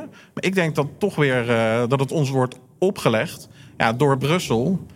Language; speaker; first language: Dutch; native; Dutch